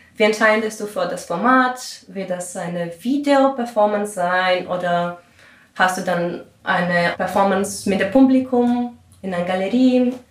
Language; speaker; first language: German; non-native, fluent; Greek